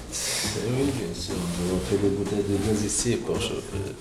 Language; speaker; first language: French; non-native, local second language; Arabic